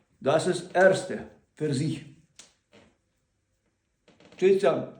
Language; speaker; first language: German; non-native, learner; Ukrainian